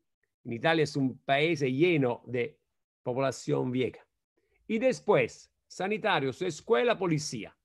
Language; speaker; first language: Spanish; non-native, fluent; Italian